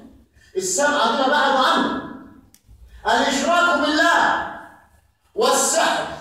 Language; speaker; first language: Arabic; native; Arabic